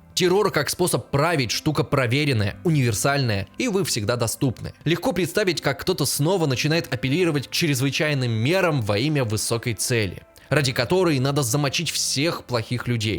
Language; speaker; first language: Russian; native; Russian